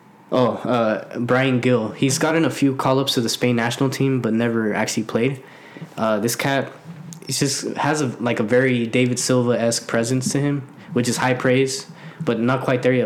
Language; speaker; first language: English; early bilingual, other home language; Spanish